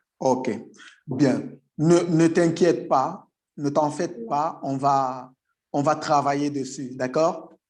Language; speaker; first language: French; native; French